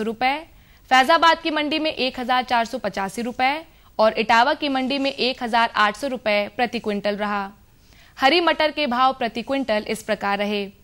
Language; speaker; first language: Hindi; native; Hindi